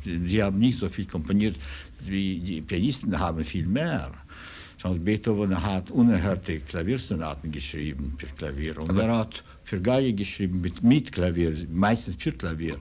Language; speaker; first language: German; non-native, fluent; Russian